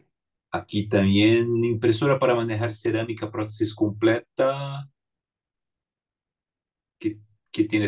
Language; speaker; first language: Spanish; non-native, fluent; Portuguese